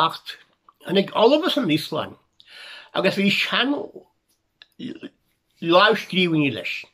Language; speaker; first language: Irish; native; Irish